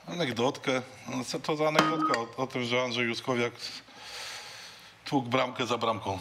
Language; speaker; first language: Polish; native; Polish